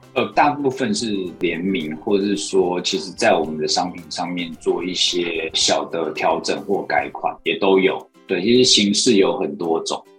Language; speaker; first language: Chinese; native; Chinese